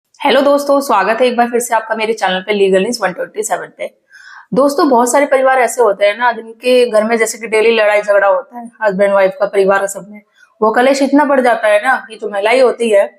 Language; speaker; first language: Hindi; native; Hindi